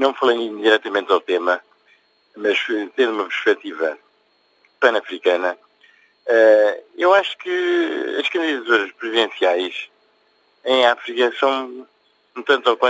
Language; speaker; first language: Portuguese; native; Portuguese